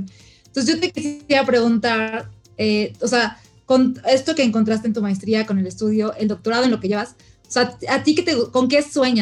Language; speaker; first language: Spanish; native; Spanish